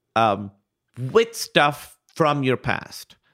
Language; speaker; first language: English; non-native, local second language; Urdu